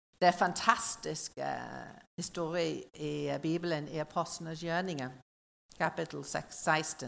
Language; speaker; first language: Norwegian; non-native, learner; English